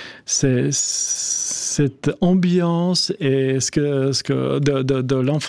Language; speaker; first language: French; non-native, fluent; Albanian